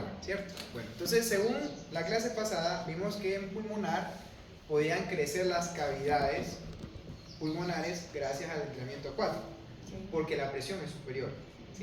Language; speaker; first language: Spanish; native; Spanish